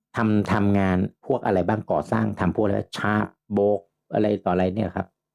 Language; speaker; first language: Thai; native; Thai